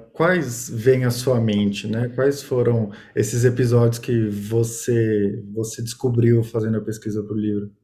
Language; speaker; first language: Portuguese; native; Portuguese